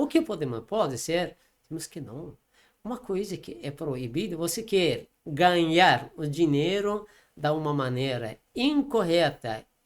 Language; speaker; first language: Portuguese; non-native, learner; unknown